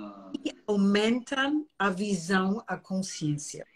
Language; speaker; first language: Portuguese; non-native, fluent; German